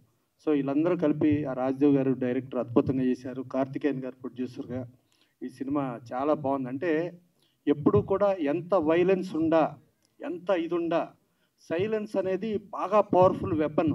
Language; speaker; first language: Telugu; native; Telugu